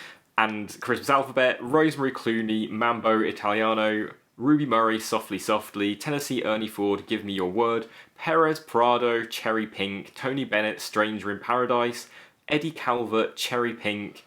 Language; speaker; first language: English; native; English